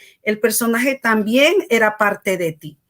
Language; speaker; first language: Spanish; native; Spanish